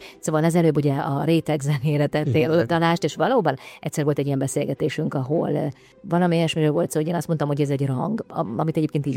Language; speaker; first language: Hungarian; native; Hungarian